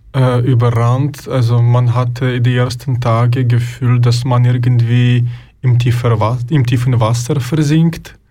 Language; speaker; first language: German; non-native, fluent; Ukrainian